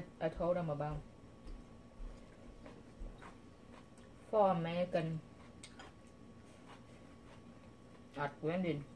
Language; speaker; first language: English; non-native, learner; Vietnamese